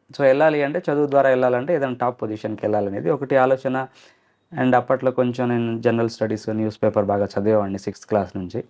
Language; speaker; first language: Telugu; non-native, local second language; Lambadi